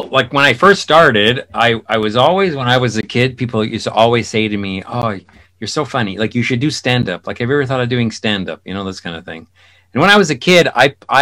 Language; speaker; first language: English; native; English